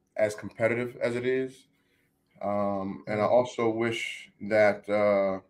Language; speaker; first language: English; native; English